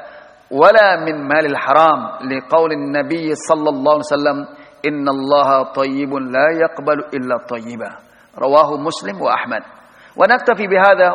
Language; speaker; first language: Arabic; non-native, fluent; Indonesian